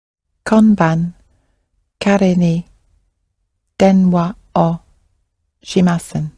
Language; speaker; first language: Japanese; non-native, learner; English